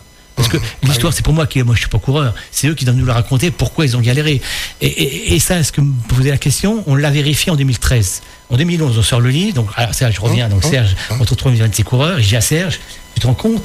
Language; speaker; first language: French; native; French